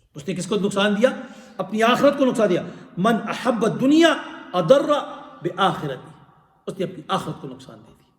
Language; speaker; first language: Urdu; non-native, local second language; Pashto